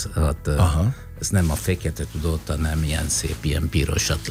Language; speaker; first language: Hungarian; non-native, fluent; Italian